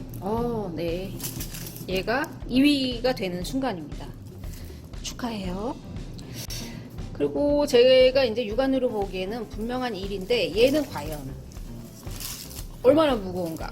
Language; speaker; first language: Korean; native; Korean